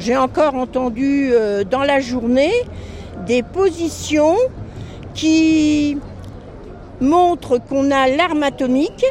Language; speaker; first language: French; native; French